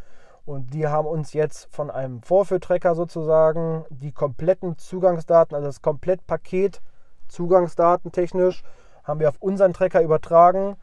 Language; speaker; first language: German; native; German